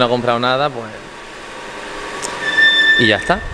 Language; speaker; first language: Spanish; native; Spanish